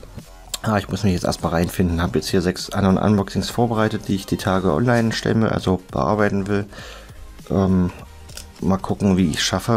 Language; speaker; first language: German; native; German